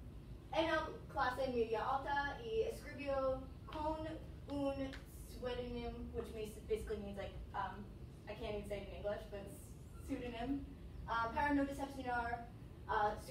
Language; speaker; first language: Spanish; non-native, learner; English